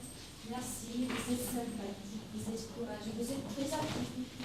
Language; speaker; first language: French; non-native, fluent; Russian